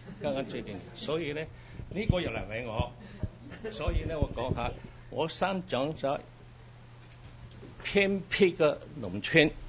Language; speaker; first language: Cantonese; early bilingual, heritage; Cantonese